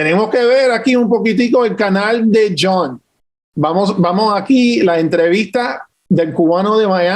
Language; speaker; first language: Spanish; early bilingual, heritage; English